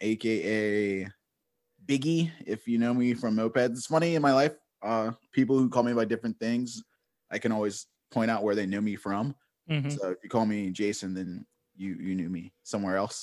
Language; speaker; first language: English; native; English